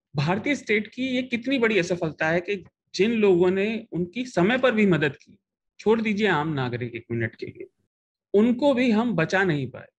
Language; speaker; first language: Hindi; native; Hindi